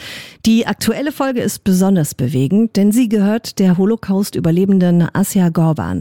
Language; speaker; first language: German; native; German